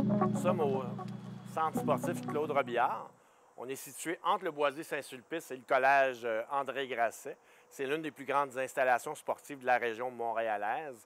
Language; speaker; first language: French; native; French